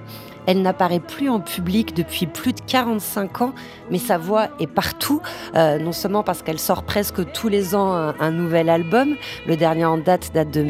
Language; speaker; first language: French; native; French